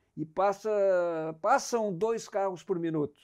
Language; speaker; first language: Portuguese; native; Portuguese